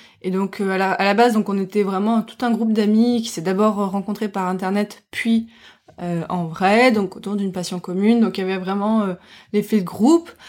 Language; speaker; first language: French; early bilingual, heritage; French